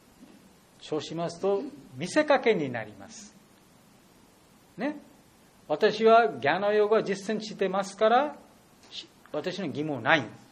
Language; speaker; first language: Japanese; non-native, learner; Bangla